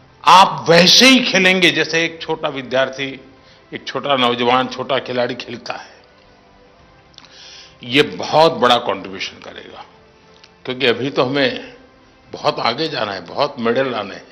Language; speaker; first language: Hindi; non-native, local second language; Gujarati